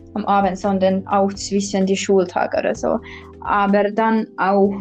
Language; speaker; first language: German; non-native, learner; Finnish